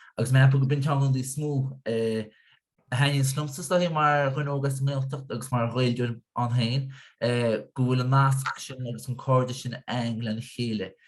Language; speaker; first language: Irish; native; Irish